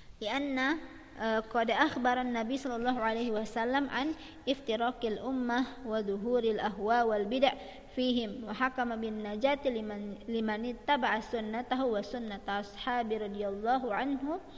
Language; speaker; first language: Arabic; non-native, fluent; Malay